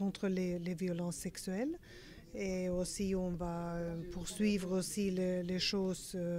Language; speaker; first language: French; non-native, learner; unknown